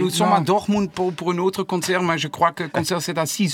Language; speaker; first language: French; non-native, learner; Dutch